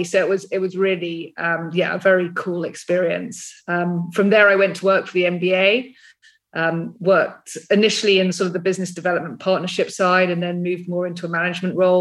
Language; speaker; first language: English; native; English